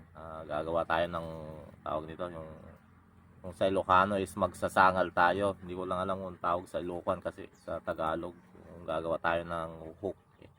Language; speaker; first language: Filipino; non-native, local second language; Iloko